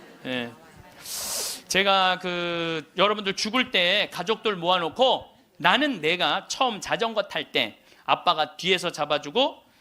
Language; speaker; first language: Korean; native; Korean